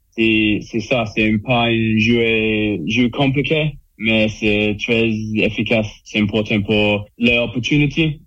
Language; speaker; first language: French; non-native, learner; English